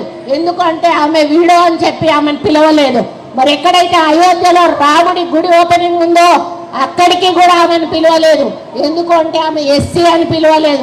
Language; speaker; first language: Telugu; native; Telugu